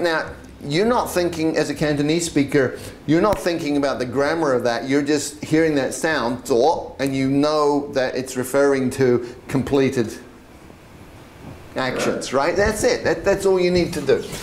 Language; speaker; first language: English; native; English